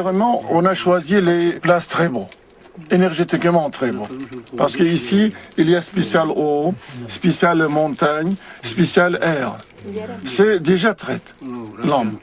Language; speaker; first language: French; non-native, learner; Uzbek